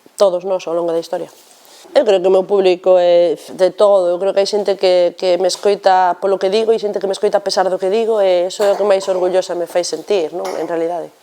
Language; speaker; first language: Galician; non-native, local second language; Spanish